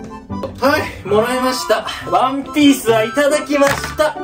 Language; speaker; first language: Japanese; native; Japanese